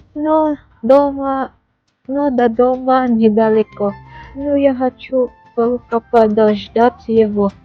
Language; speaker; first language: Russian; non-native, learner; Waray